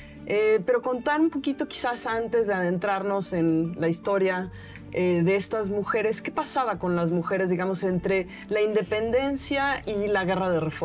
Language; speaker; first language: Spanish; native; Spanish